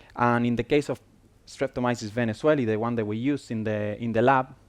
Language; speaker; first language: English; non-native, fluent; Spanish